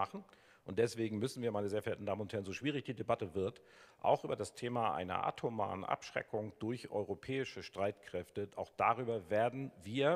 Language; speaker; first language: German; native; German